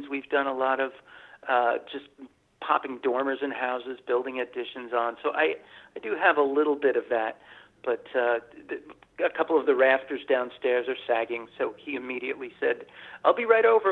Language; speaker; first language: English; native; English